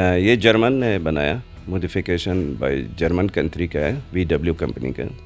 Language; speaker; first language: Urdu; non-native, local second language; Punjabi